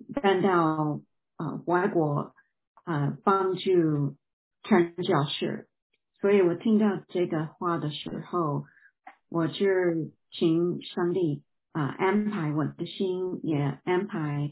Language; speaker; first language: Chinese; non-native, fluent; English